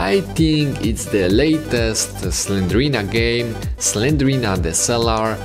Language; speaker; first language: English; non-native, fluent; Polish